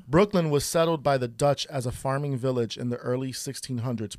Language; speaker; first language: English; early bilingual, other home language; Spanish